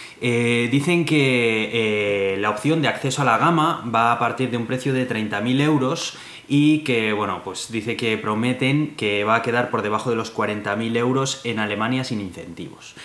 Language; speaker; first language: Spanish; native; Spanish